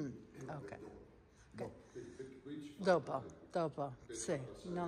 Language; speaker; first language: Italian; non-native, learner; English